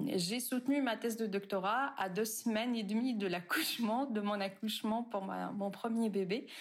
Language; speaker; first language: French; non-native, local second language; Arabic